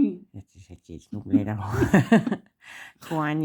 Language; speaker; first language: German; native; German